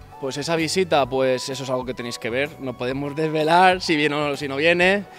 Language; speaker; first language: Spanish; native; Spanish